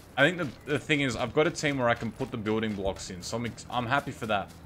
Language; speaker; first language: English; native; English